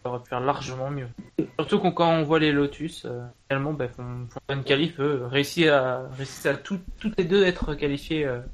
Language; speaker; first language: French; native; French